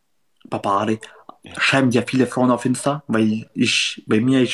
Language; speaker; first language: German; non-native, learner; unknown